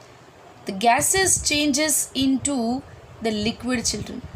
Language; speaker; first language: English; non-native, local second language; Hindi